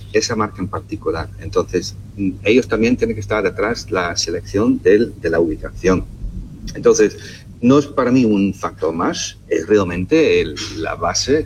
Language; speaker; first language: Spanish; non-native, fluent; Dutch